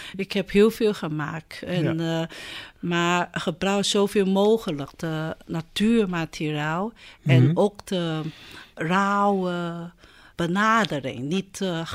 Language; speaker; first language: Dutch; non-native, learner; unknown